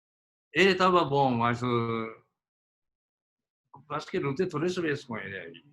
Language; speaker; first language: Portuguese; early bilingual, other home language; Japanese